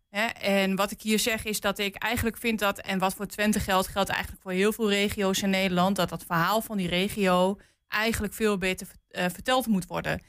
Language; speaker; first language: Dutch; native; Dutch